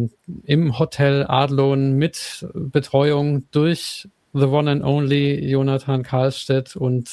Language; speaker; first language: German; native; German